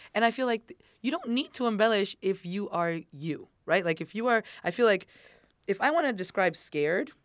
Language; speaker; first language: English; native; English